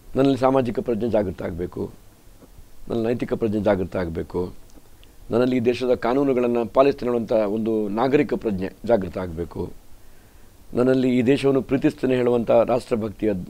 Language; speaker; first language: Kannada; native; Kannada